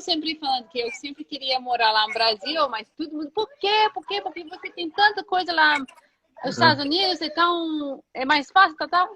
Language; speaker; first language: Portuguese; non-native, fluent; English